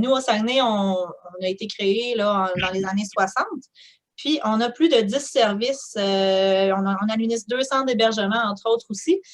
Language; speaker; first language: French; native; French